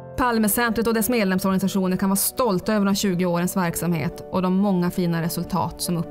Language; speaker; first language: Swedish; native; Swedish